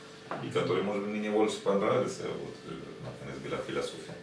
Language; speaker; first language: Russian; non-native, learner; Spanish